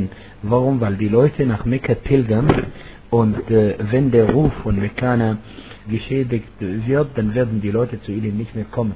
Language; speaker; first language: German; non-native, fluent; Arabic